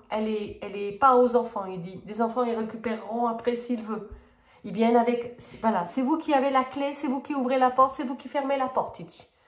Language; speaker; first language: French; native; French